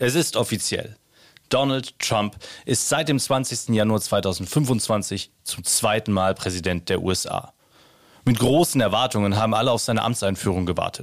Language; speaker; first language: German; native; German